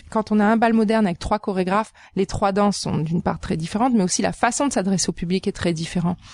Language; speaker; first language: French; native; French